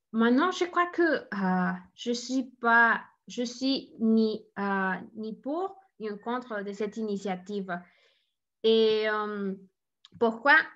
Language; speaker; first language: French; non-native, learner; Spanish